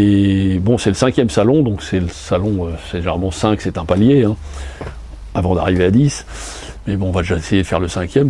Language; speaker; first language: French; native; French